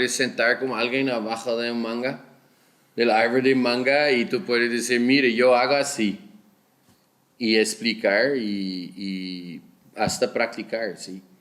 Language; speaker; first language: Spanish; non-native, fluent; Portuguese